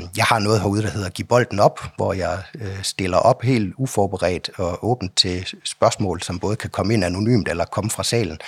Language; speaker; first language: Danish; native; Danish